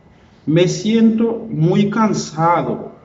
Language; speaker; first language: Spanish; non-native, fluent; Haitian Creole